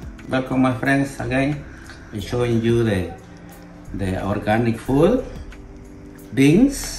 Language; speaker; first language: English; non-native, learner; Spanish